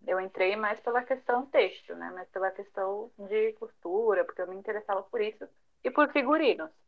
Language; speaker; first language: Portuguese; early bilingual, other home language; Japanese